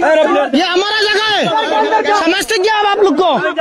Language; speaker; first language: Hindi; non-native, learner; Bangla